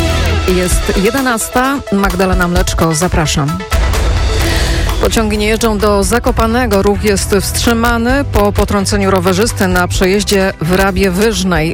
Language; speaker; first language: Polish; native; Polish